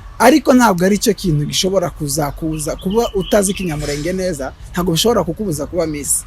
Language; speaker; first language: Kinyarwanda; native; Kinyarwanda